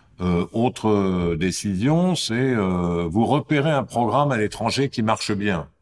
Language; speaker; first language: French; native; French